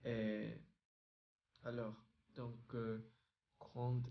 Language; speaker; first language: French; non-native, learner; Spanish